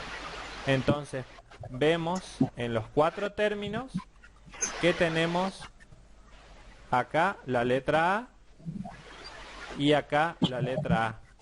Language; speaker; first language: Spanish; native; Spanish